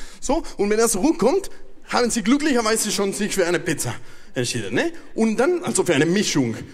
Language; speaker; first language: German; non-native, fluent; Spanish